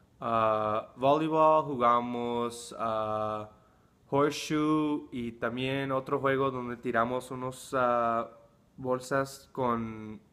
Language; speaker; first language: Spanish; early bilingual, heritage; English